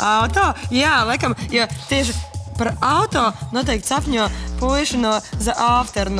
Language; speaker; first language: Latvian; native; Latvian